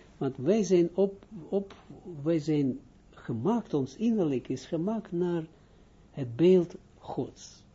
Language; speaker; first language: Dutch; non-native, fluent; Hebrew